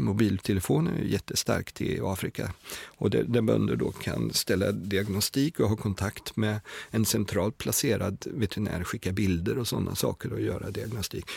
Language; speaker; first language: Swedish; native; Swedish